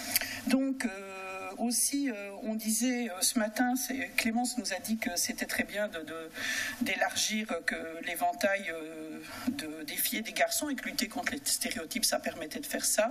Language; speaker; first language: French; native; French